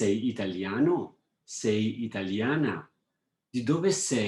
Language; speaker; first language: Italian; non-native, fluent; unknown